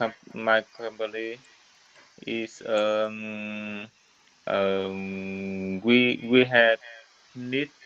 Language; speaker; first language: English; non-native, learner; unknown